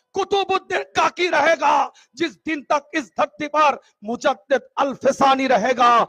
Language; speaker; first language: Hindi; non-native, local second language; Bangla